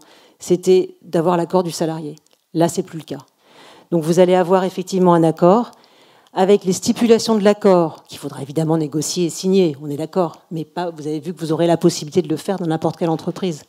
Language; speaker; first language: French; native; French